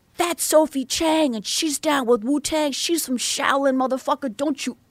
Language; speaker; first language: English; native; English